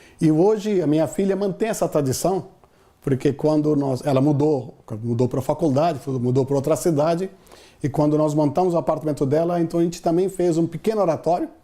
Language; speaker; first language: Portuguese; non-native, fluent; Telugu